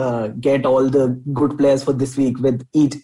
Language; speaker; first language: English; non-native, local second language; Hindi